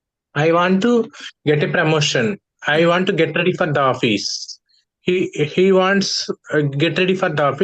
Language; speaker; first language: English; non-native, learner; Telugu